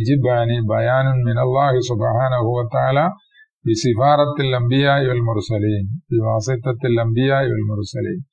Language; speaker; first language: Arabic; non-native, fluent; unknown